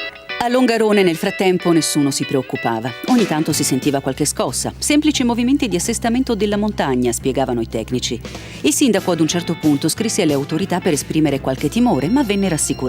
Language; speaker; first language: Italian; native; Italian